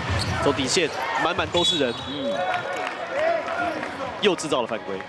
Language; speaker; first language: Chinese; native; Chinese